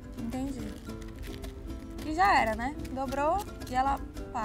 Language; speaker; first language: Portuguese; native; Portuguese